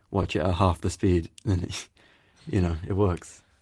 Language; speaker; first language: English; native; English